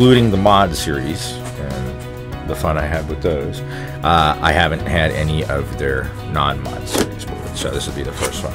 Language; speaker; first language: English; native; English